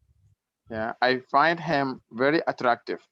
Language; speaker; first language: English; non-native, learner; Arabic